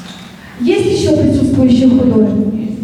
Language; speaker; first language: Russian; native; Russian